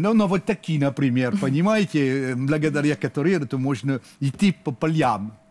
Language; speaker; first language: Russian; non-native, learner; French